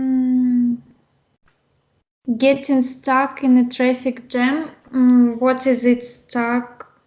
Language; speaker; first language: English; non-native, learner; Russian